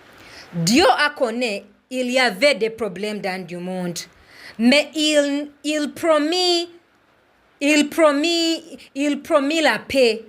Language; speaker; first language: French; non-native, learner; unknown